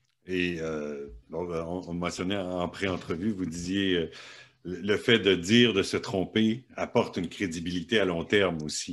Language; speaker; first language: French; native; French